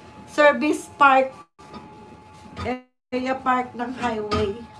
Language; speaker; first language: English; non-native, local second language; Cebuano